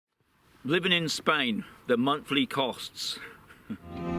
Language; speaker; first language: English; native; English